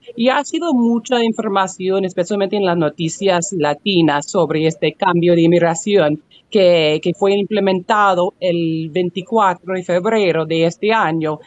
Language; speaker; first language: Spanish; non-native, fluent; English